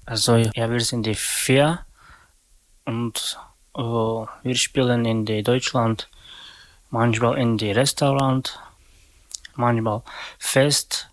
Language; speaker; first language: German; non-native, learner; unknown